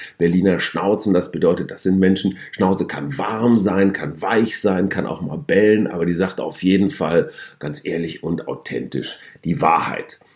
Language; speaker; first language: German; native; German